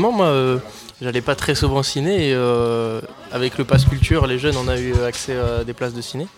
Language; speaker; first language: French; native; French